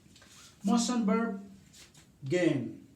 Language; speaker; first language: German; non-native, fluent; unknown